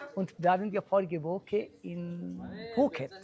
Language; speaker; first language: German; non-native, learner; Bangla